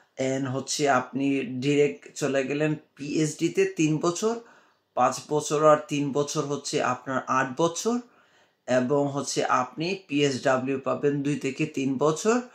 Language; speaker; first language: Bangla; native; Bangla